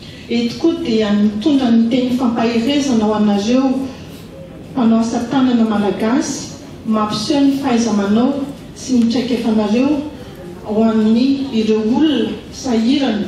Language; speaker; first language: French; non-native, local second language; Malagasy